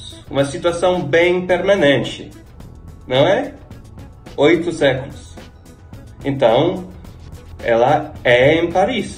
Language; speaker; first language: Portuguese; non-native, fluent; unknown